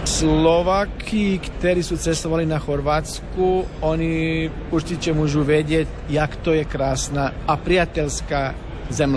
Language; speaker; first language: Czech; non-native, learner; Croatian